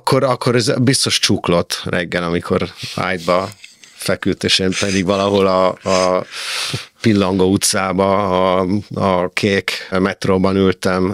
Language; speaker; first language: Hungarian; early bilingual, other home language; Italian